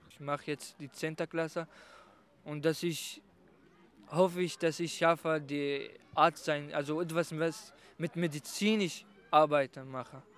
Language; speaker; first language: German; non-native, learner; Kurdish